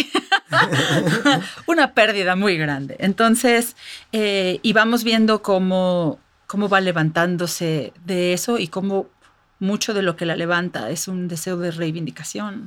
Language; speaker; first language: Spanish; native; Spanish